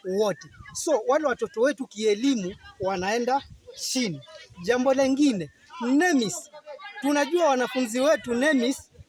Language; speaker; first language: Swahili; native; Swahili